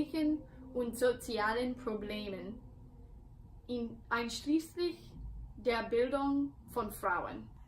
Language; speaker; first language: German; non-native, learner; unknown